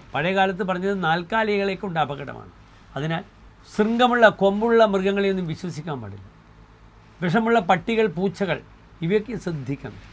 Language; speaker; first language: Malayalam; native; Malayalam